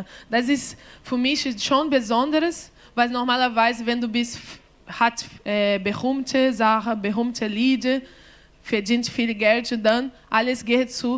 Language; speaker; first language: German; non-native, learner; Portuguese